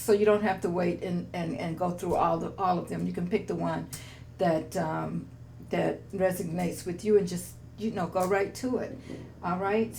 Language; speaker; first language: English; native; English